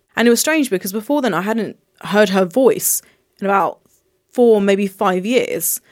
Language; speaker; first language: English; native; English